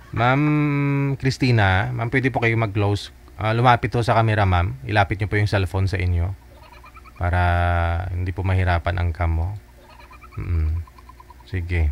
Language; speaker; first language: Filipino; native; Filipino